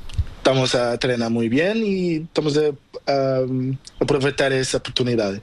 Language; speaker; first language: Spanish; non-native, learner; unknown